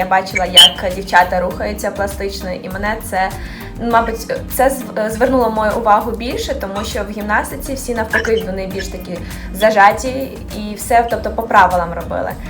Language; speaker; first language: Ukrainian; native; Ukrainian